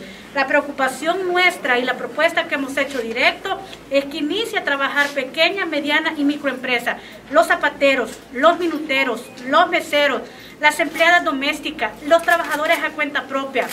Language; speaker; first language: Spanish; native; Spanish